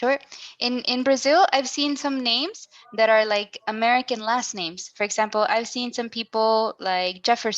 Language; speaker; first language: English; non-native, fluent; Spanish